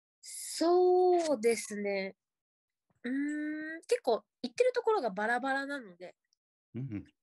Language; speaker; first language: Japanese; native; Japanese